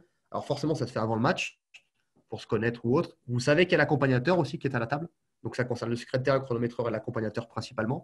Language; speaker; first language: French; native; French